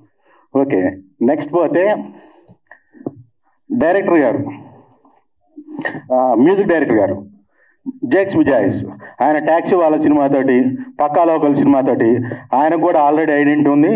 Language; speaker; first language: Telugu; native; Telugu